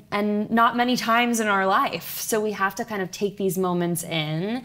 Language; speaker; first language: English; native; English